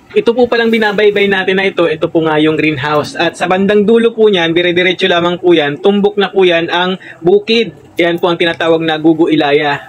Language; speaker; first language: Filipino; non-native, local second language; Bikol